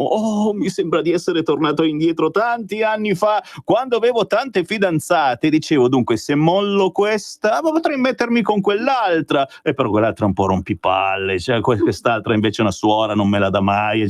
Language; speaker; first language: Italian; native; Italian